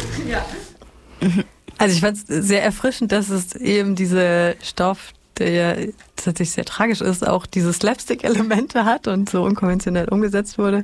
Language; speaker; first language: German; native; German